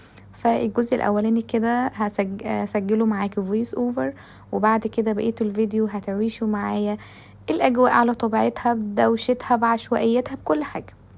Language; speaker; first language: Arabic; native; Arabic